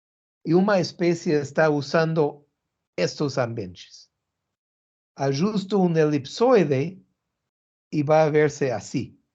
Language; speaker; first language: Portuguese; non-native, learner; English